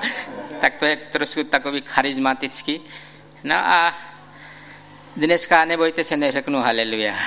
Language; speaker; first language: Czech; non-native, fluent; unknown